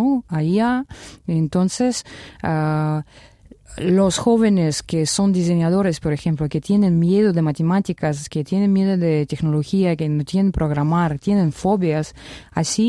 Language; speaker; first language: Spanish; non-native, fluent; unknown